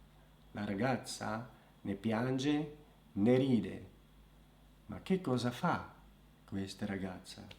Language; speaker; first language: Italian; non-native, fluent; Slovak